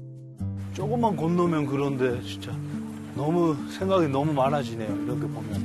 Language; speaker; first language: Korean; early bilingual, heritage; Japanese